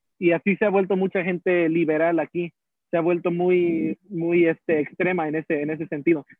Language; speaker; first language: Spanish; early bilingual, heritage; Spanish